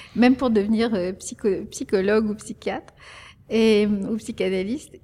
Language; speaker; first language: French; early bilingual, other home language; Spanish